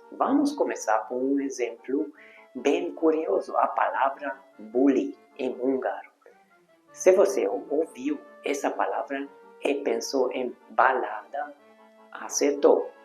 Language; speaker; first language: Portuguese; non-native, fluent; Hungarian